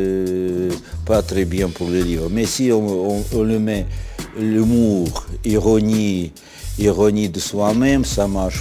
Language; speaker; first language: French; non-native, fluent; Russian